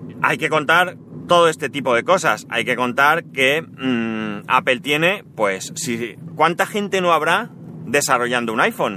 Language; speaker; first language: Spanish; native; Spanish